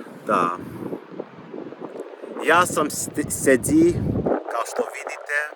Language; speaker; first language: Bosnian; non-native, learner; English